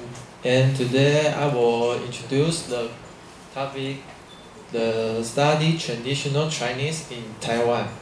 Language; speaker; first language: English; non-native, learner; Chinese